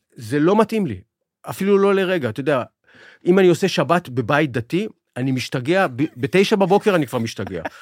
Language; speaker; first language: Hebrew; native; Hebrew